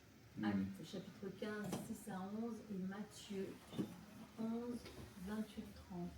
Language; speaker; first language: French; native; French